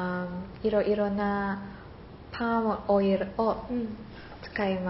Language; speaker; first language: Japanese; non-native, learner; Indonesian